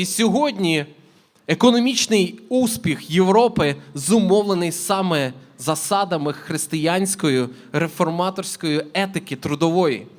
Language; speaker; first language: Ukrainian; native; Ukrainian